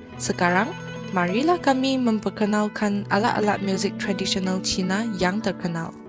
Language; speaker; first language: Malay; non-native, local second language; Chinese